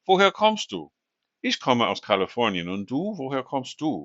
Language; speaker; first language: German; non-native, fluent; English